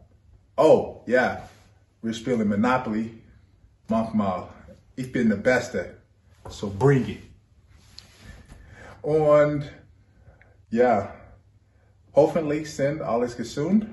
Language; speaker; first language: German; non-native, learner; English